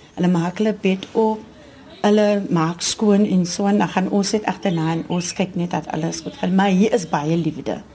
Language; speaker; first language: Afrikaans; native; Afrikaans